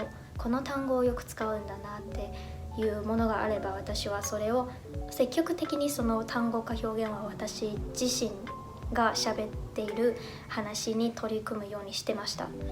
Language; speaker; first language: Japanese; non-native, fluent; Chinese